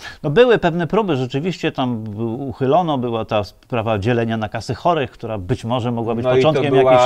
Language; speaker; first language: Polish; native; Polish